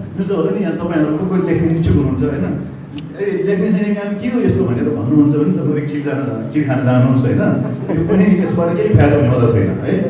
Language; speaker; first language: Nepali; non-native, local second language; Gurung